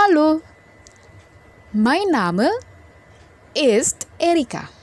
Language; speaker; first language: German; non-native, learner; Indonesian